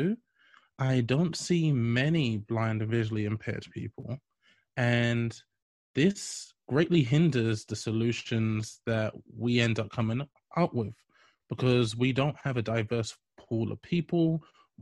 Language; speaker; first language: English; native; English